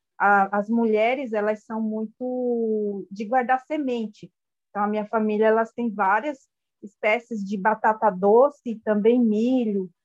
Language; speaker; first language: Portuguese; non-native, local second language; Guarani